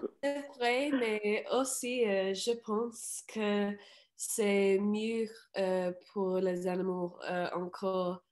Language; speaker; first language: French; non-native, learner; English